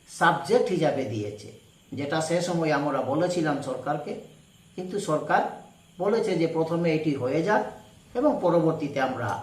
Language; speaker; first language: Bangla; non-native, local second language; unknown